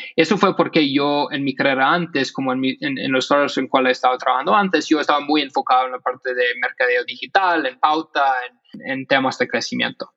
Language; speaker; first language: Spanish; non-native, fluent; English